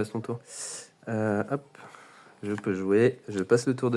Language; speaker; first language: French; native; French